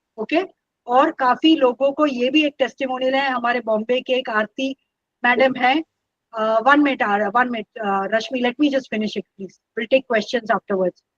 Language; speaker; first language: Hindi; non-native, local second language; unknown